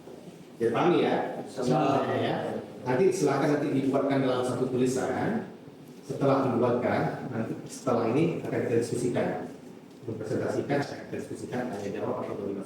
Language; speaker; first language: Indonesian; native; Indonesian